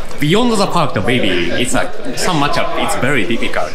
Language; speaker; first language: English; non-native, learner; Japanese